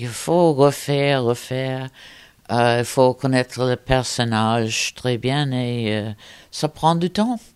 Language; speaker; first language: French; non-native, fluent; English